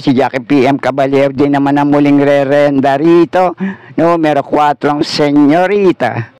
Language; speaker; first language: Filipino; native; Filipino